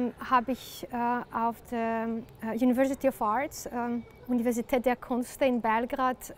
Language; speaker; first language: German; non-native, learner; Serbian